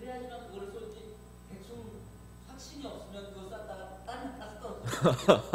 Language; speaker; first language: Korean; native; Korean